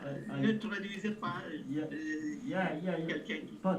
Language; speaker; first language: French; non-native, fluent; Turkish